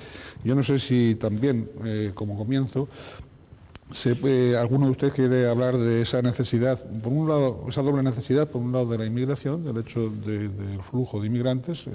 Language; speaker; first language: Spanish; native; Spanish